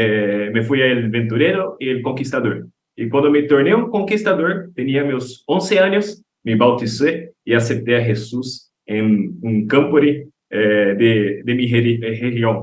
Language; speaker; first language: Spanish; non-native, learner; Portuguese